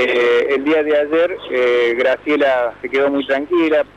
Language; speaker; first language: Spanish; native; Spanish